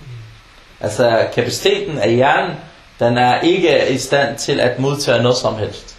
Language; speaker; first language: Danish; non-native, fluent; Arabic